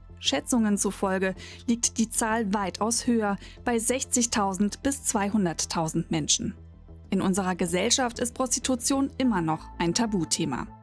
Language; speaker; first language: German; native; German